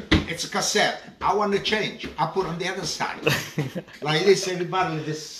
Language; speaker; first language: English; non-native, learner; Italian